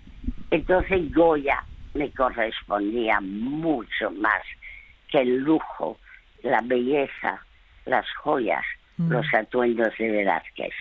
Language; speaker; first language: Spanish; early bilingual, other home language; French